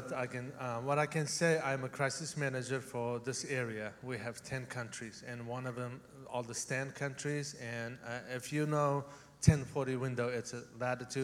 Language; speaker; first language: English; non-native, fluent; Uzbek